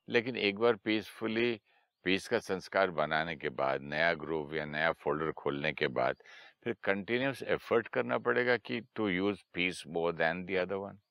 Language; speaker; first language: Hindi; native; Hindi